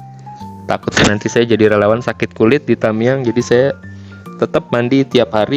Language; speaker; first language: Indonesian; native; Indonesian